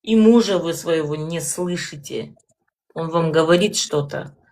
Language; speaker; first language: Russian; non-native, local second language; Kazakh